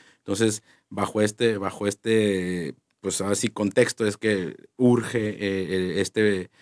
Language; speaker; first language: Spanish; native; Spanish